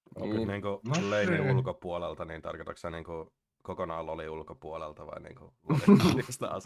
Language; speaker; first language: Finnish; native; Finnish